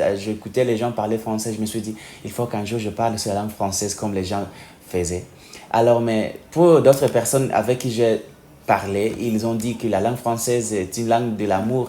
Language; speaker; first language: French; non-native, fluent; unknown